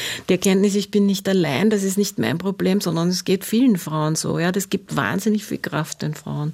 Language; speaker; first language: German; native; German